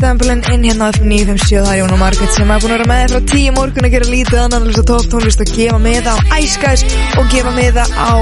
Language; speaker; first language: Icelandic; native; Icelandic